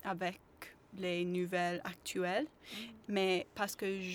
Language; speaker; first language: French; non-native, learner; English